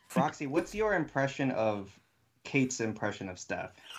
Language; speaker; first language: English; native; English